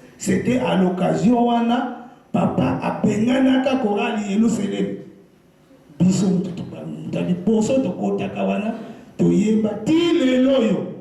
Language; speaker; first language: Lingala; non-native, local second language; Kongo